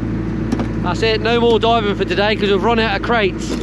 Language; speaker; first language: English; native; English